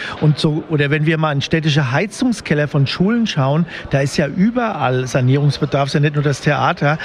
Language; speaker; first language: German; native; German